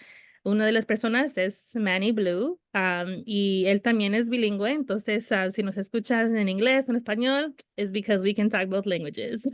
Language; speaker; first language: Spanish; early bilingual, heritage; Spanish